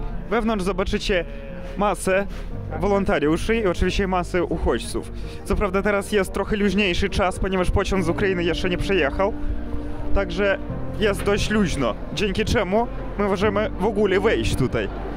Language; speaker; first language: Polish; native; Polish